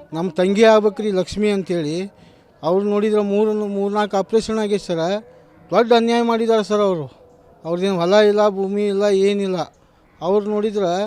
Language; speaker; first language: Kannada; non-native, local second language; Lambadi